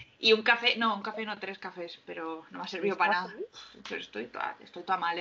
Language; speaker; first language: Spanish; native; Spanish